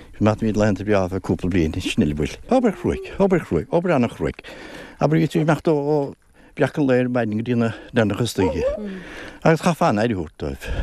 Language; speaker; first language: Irish; native; Irish